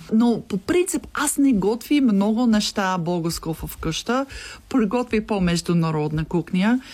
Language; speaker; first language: Bulgarian; non-native, learner; English